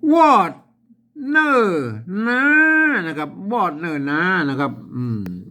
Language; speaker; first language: Thai; native; Thai